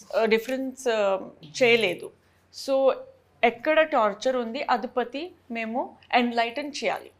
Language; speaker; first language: Telugu; non-native, fluent; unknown